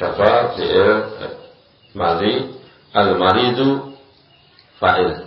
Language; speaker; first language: Arabic; non-native, fluent; Indonesian